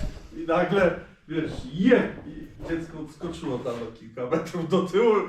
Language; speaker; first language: Polish; native; Polish